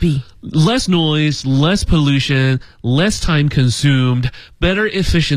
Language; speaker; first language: English; native; English